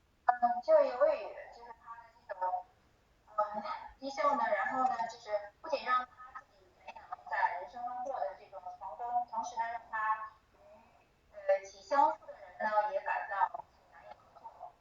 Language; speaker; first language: Chinese; native; Chinese